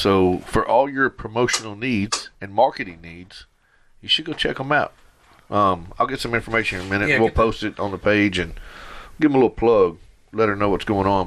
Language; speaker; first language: English; native; English